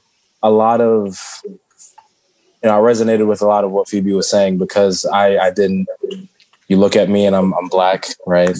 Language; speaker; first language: English; early bilingual, other home language; Shona